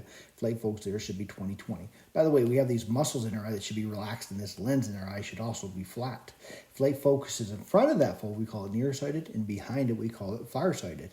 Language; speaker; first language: English; native; English